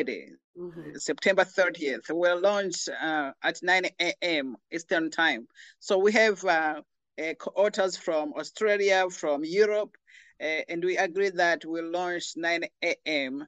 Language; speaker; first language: English; non-native, local second language; Kinyarwanda